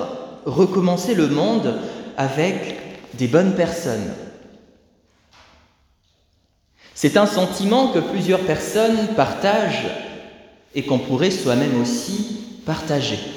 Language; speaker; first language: French; native; French